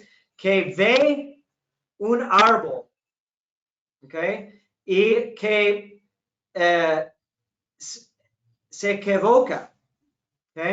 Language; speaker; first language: Spanish; non-native, fluent; English